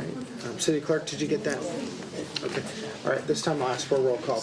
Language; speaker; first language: English; native; English